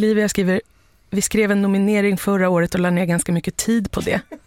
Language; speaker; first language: Swedish; native; Swedish